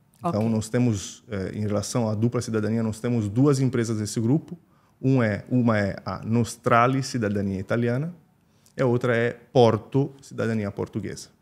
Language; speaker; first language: Portuguese; non-native, fluent; Italian